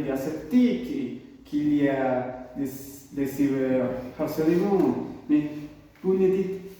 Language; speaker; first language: French; non-native, learner; Spanish